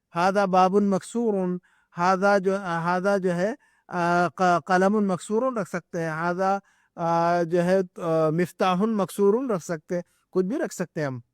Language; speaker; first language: Urdu; native; Urdu